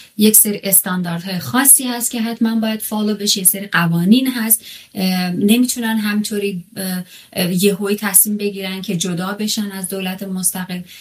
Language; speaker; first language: Persian; non-native, local second language; Kurdish